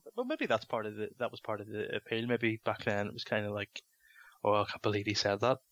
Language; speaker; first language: English; native; English